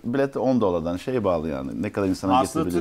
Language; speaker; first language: Turkish; early bilingual, heritage; Turkish